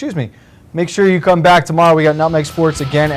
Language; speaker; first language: English; native; English